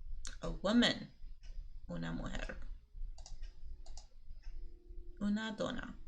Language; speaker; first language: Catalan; non-native, learner; English